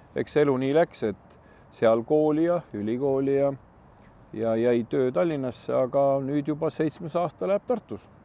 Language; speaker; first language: Estonian; native; Estonian